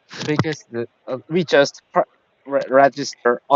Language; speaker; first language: English; non-native, learner; Korean